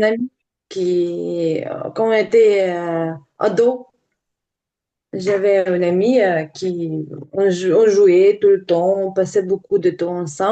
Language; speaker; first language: French; non-native, learner; Ukrainian